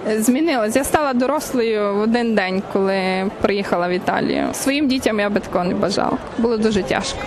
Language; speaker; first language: Ukrainian; native; Ukrainian